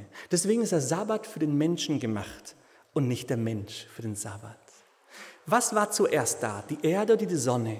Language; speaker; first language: German; native; German